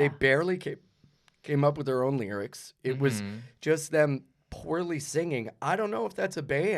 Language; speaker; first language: English; native; English